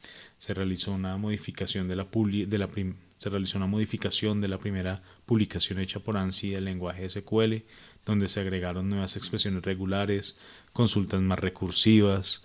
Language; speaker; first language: Spanish; native; Spanish